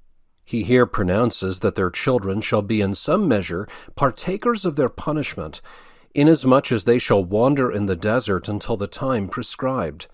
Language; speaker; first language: English; native; English